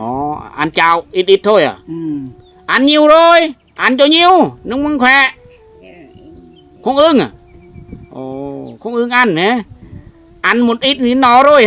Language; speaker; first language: Vietnamese; non-native, local second language; Lao